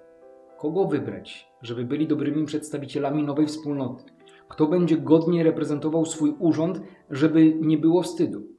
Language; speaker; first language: Polish; native; Polish